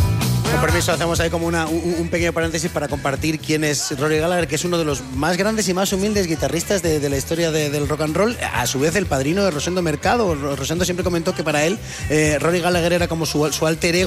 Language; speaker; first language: Spanish; native; Spanish